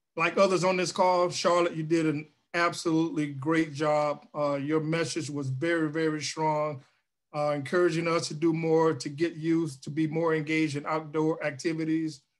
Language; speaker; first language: English; native; English